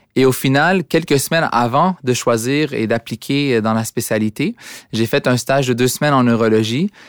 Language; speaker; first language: French; early bilingual, other home language; Arabic